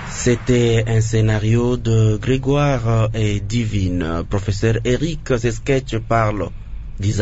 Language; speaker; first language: French; non-native, local second language; Swahili